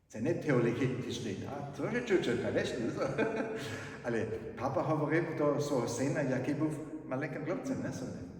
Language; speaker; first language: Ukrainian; non-native, fluent; German